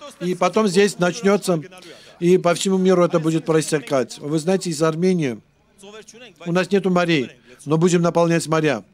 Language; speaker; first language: Russian; non-native, local second language; Armenian